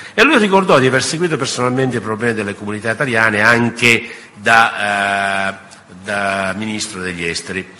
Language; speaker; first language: Italian; native; Italian